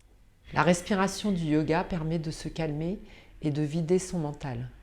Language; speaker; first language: French; native; French